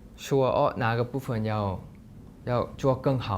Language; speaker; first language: Chinese; non-native, fluent; Thai